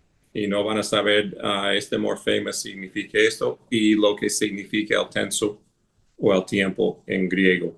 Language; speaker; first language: Spanish; non-native, fluent; English